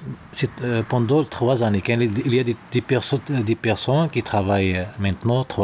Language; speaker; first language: French; non-native, learner; Arabic